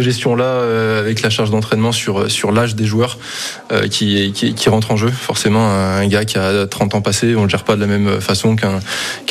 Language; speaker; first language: French; native; French